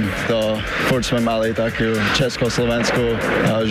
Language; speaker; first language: Slovak; early bilingual, heritage; English